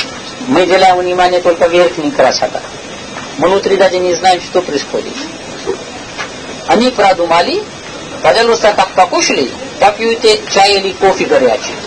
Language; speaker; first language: Russian; non-native, learner; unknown